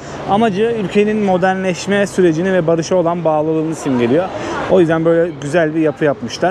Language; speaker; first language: Turkish; native; Turkish